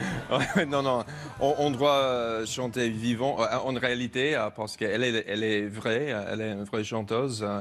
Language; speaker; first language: French; non-native, learner; English